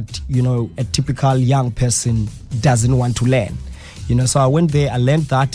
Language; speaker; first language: English; non-native, local second language; Xhosa